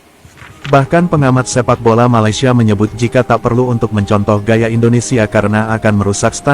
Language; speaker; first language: Indonesian; native; Indonesian